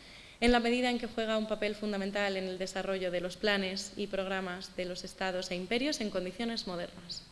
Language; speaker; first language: Spanish; native; Spanish